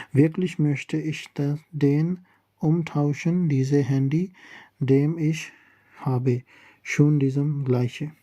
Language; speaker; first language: German; non-native, learner; Urdu